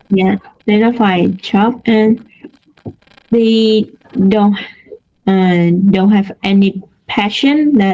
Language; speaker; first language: English; non-native, learner; Vietnamese